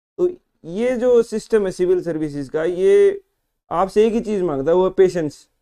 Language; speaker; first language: Hindi; native; Hindi